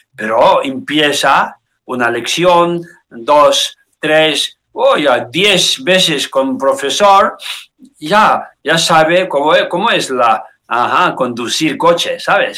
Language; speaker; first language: Spanish; non-native, learner; Tibetan